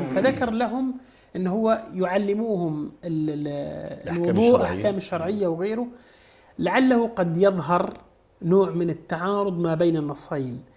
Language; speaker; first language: Arabic; native; Arabic